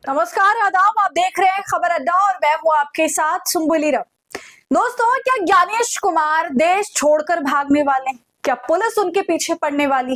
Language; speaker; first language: Hindi; native; Hindi